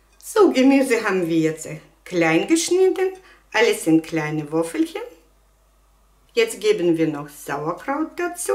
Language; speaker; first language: German; non-native, fluent; Russian